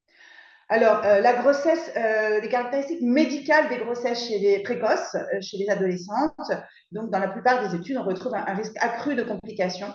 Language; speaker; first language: French; native; French